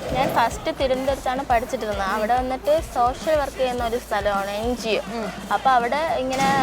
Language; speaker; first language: Malayalam; native; Malayalam